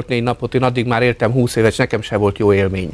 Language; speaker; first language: Hungarian; native; Hungarian